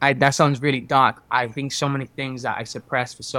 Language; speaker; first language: English; native; English